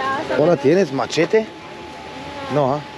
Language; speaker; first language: Spanish; non-native, learner; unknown